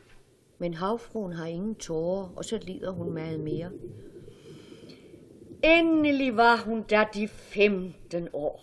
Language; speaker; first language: Danish; native; Danish